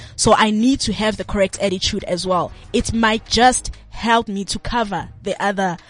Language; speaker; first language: English; non-native, local second language; Zulu